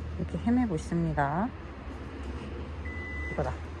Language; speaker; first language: Korean; native; Korean